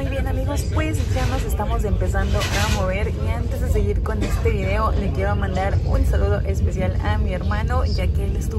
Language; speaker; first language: Spanish; native; Spanish